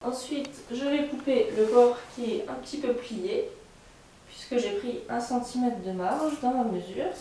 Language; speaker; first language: French; native; French